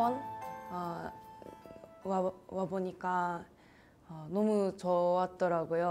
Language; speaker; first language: Korean; early bilingual, heritage; Japanese